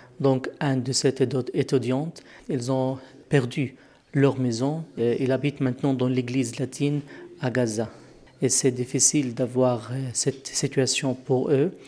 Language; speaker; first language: French; non-native, fluent; Arabic